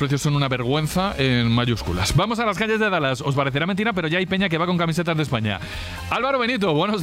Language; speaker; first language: Spanish; native; Spanish